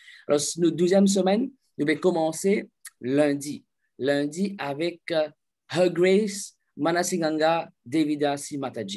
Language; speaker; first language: French; non-native, local second language; Morisyen